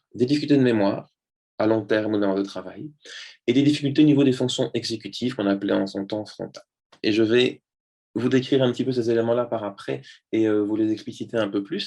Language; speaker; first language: French; native; French